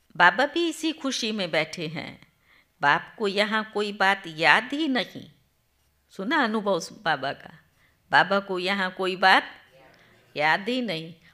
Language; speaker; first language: Hindi; non-native, local second language; Gujarati